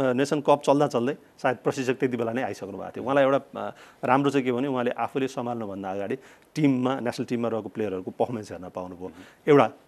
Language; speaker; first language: Nepali; native; Nepali